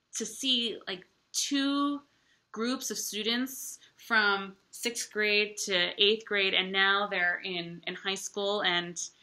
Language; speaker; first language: English; native; English